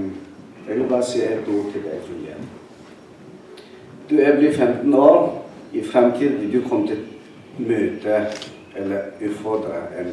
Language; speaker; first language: Norwegian; non-native, learner; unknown